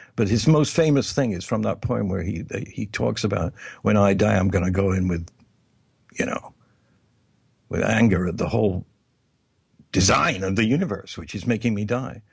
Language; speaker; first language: English; native; English